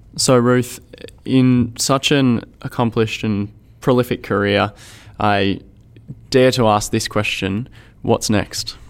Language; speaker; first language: English; native; English